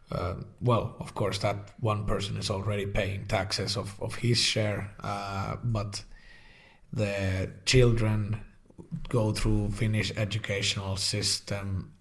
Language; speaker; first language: English; non-native, fluent; Finnish